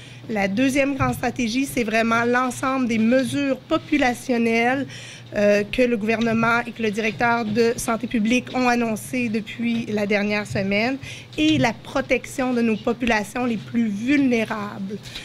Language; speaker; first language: French; native; French